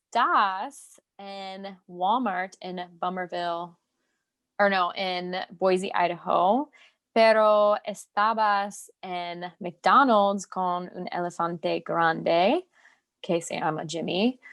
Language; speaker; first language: Spanish; non-native, learner; English